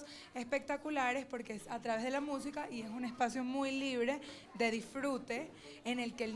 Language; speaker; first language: Spanish; native; Spanish